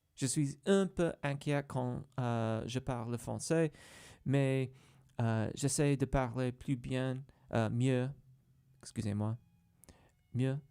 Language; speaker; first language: French; non-native, learner; English